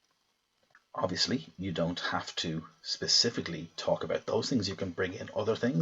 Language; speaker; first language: English; native; English